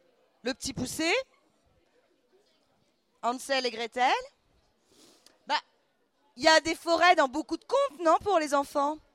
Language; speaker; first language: French; native; French